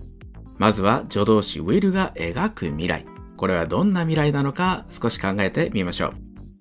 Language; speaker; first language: Japanese; native; Japanese